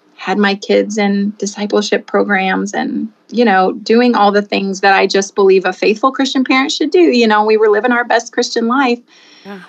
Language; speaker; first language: English; native; English